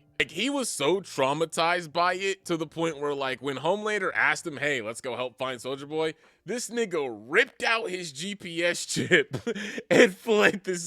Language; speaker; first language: English; native; English